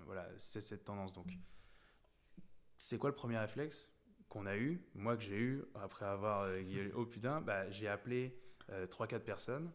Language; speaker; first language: French; native; French